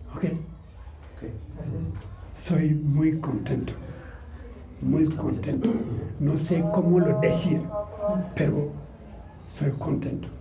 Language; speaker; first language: Spanish; non-native, learner; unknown